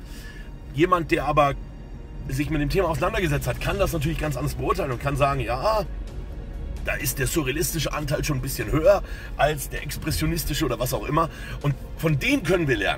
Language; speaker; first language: German; native; German